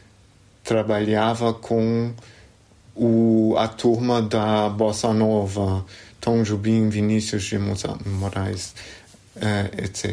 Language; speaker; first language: Portuguese; non-native, fluent; German